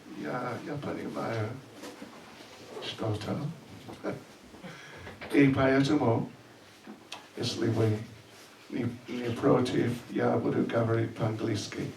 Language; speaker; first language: Russian; non-native, learner; English